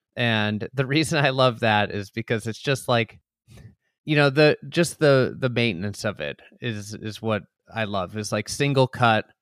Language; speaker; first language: English; native; English